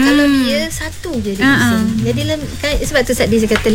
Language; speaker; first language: Malay; native; Malay